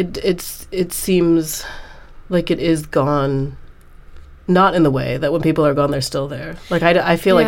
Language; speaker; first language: English; native; English